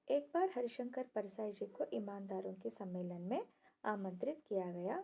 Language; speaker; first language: Hindi; non-native, local second language; Kannada